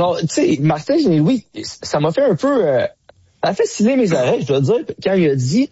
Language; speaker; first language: French; native; French